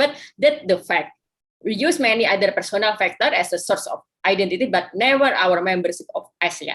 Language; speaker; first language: English; non-native, fluent; Indonesian